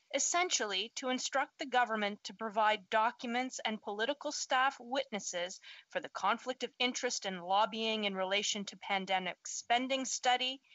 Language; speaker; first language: English; native; English